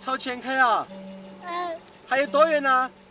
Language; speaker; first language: Chinese; native; Chinese